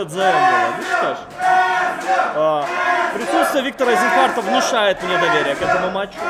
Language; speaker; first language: Russian; native; Russian